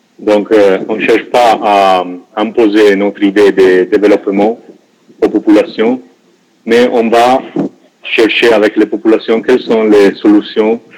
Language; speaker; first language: French; non-native, learner; Italian